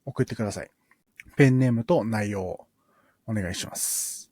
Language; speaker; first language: Japanese; early bilingual, other home language; Filipino